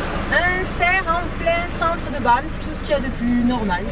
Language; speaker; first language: French; native; French